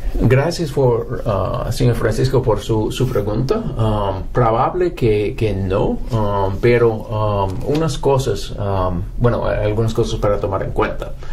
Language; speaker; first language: Spanish; non-native, fluent; English